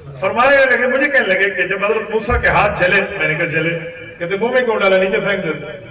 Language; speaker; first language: Urdu; non-native, local second language; Saraiki